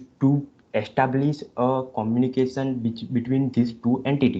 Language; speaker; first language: English; non-native, local second language; Gujarati